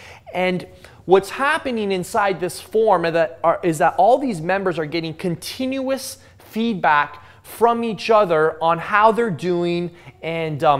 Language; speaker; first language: English; native; English